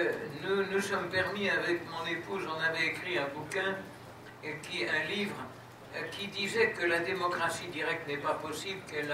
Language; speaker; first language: French; native; French